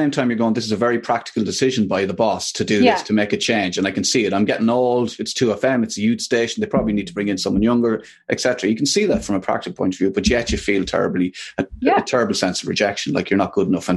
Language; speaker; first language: English; native; English